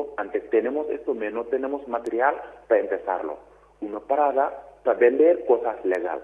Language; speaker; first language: Spanish; non-native, learner; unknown